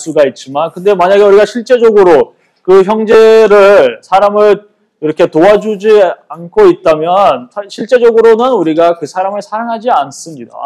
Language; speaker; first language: Korean; non-native, fluent; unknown